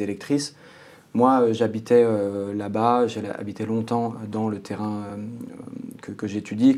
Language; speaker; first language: French; native; French